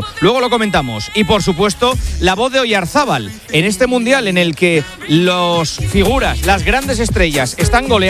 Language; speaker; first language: Spanish; native; Spanish